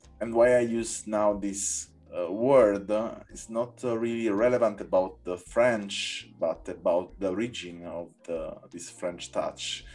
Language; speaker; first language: English; non-native, learner; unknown